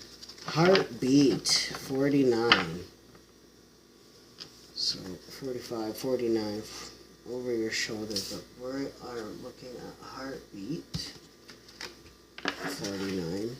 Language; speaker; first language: English; native; English